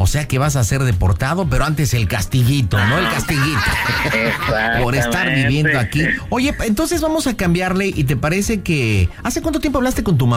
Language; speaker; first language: Spanish; native; Spanish